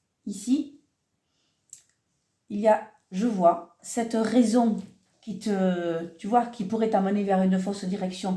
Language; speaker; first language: French; native; French